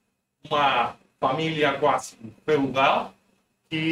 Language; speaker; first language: Portuguese; non-native, fluent; Spanish